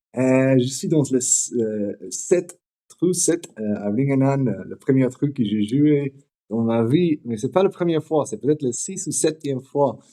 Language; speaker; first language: French; non-native, learner; English